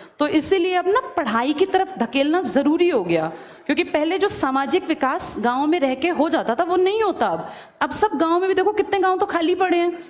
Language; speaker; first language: Hindi; native; Hindi